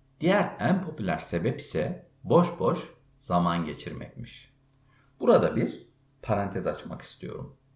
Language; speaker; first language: Turkish; native; Turkish